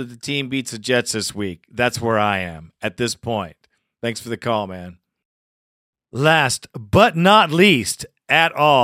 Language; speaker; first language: English; native; English